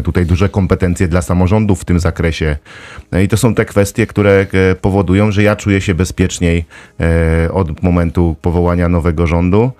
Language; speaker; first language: Polish; native; Polish